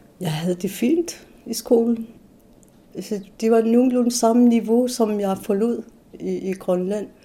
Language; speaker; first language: Danish; non-native, local second language; Kalaallisut